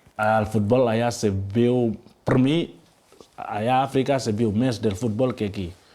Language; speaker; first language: Catalan; non-native, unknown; Fula